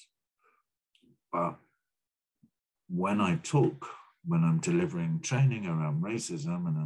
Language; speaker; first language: English; native; English